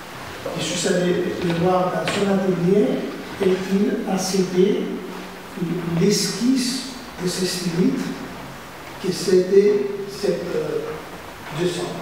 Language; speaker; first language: French; non-native, fluent; Spanish